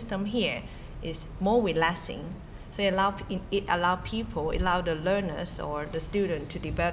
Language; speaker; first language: English; non-native, local second language; Cantonese